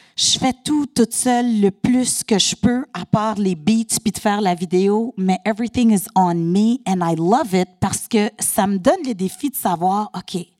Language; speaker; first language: French; native; French